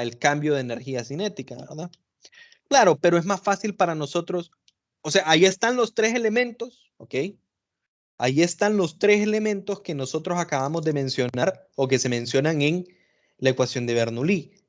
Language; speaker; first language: Spanish; native; Spanish